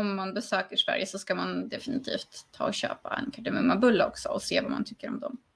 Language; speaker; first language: Swedish; non-native, fluent; Polish